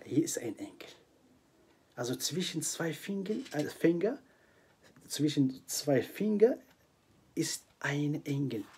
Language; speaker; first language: German; non-native, fluent; Arabic